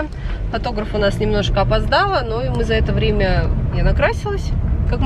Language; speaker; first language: Russian; native; Russian